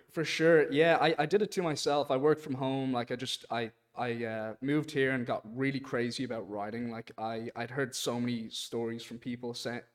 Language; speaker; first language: English; native; English